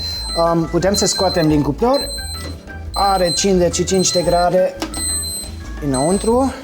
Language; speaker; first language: Romanian; non-native, fluent; German